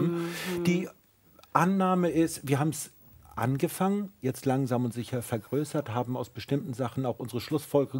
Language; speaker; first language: German; native; German